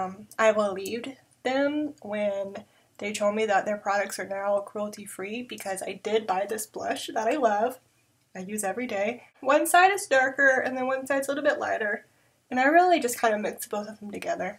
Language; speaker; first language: English; native; English